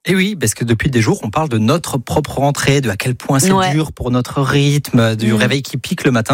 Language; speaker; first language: French; native; French